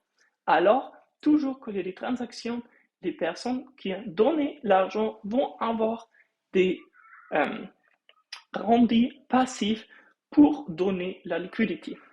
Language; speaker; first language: French; non-native, fluent; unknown